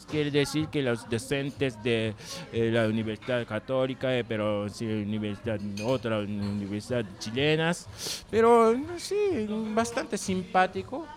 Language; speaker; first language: Spanish; non-native, learner; Japanese